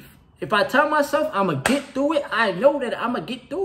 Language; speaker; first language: English; native; English